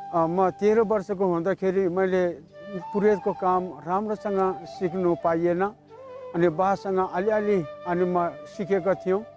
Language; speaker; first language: Nepali; non-native, local second language; Gurung